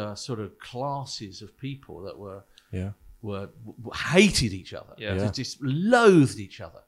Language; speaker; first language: English; native; English